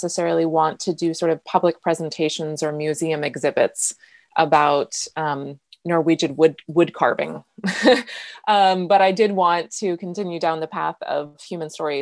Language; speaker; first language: English; native; English